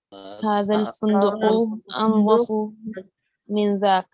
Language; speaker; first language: Arabic; non-native, learner; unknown